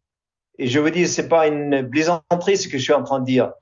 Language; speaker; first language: French; non-native, fluent; Arabic